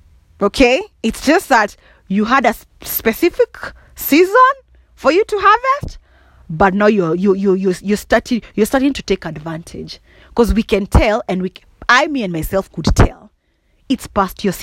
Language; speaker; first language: English; non-native, local second language; Kikuyu